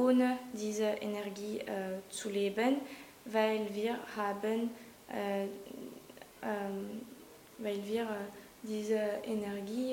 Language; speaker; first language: German; non-native, learner; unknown